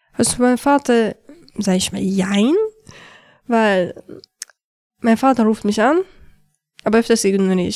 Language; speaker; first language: German; early bilingual, other home language; Chechen